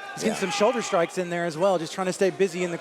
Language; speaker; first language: English; native; English